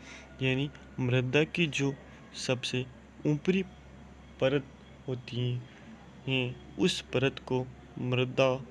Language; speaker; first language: Hindi; native; Hindi